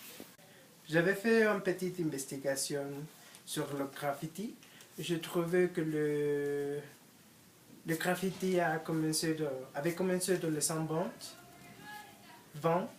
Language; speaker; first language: French; non-native, learner; Spanish